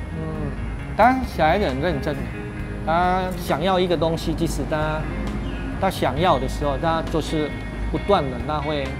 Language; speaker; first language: Chinese; non-native, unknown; Indonesian